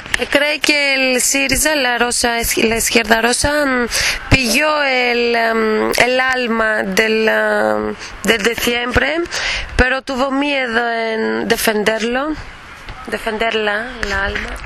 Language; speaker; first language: Spanish; non-native, fluent; Greek